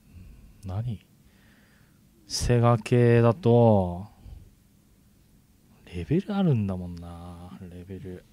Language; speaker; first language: Japanese; native; Japanese